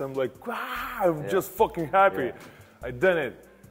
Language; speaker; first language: English; non-native, fluent; Lithuanian